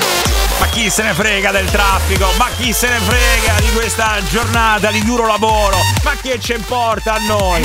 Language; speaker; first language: Italian; native; Italian